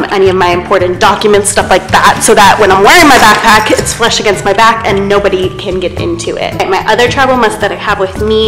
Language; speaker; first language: English; native; English